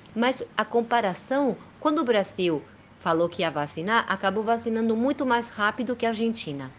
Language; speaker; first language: Portuguese; early bilingual, heritage; Portuguese